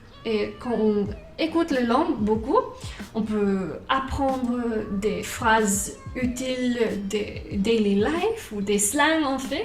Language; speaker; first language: French; non-native, learner; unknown